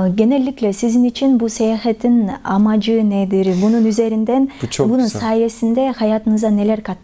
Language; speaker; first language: Turkish; non-native, fluent; Kyrgyz